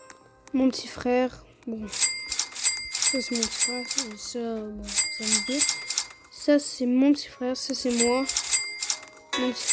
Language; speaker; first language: French; native; French